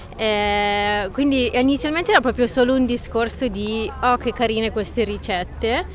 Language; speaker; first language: Italian; native; Italian